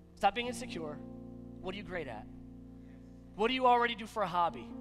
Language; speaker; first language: English; native; English